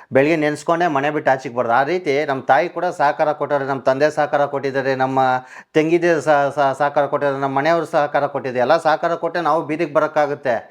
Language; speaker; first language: Kannada; native; Kannada